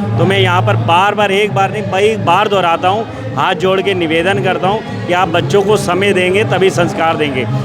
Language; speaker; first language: Hindi; native; Hindi